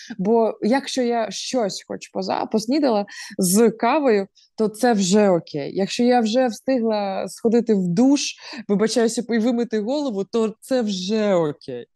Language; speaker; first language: Ukrainian; non-native, local second language; Russian